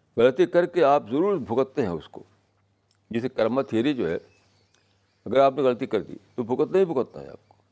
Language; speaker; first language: Urdu; native; Urdu